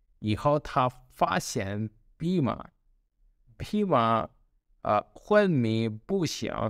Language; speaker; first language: Chinese; non-native, learner; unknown